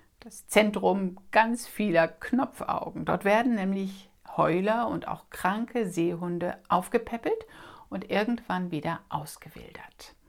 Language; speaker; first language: German; native; German